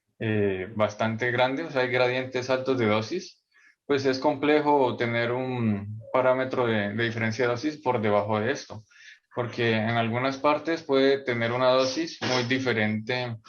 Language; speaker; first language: Spanish; native; Spanish